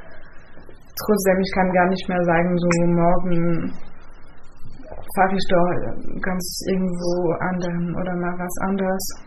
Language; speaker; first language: German; non-native, fluent; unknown